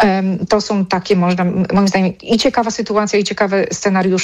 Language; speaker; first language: Polish; native; Polish